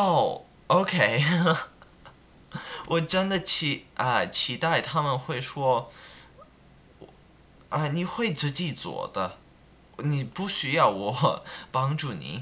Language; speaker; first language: Chinese; non-native, learner; English